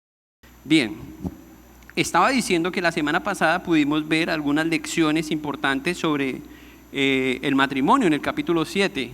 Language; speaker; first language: Spanish; native; Spanish